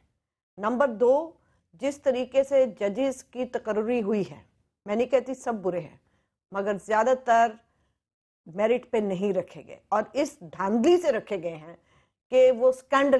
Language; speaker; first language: Urdu; native; Urdu